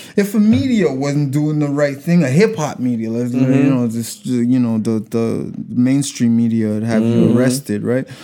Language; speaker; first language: English; native; English